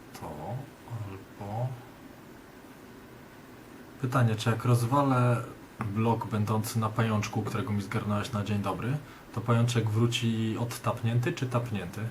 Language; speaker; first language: Polish; native; Polish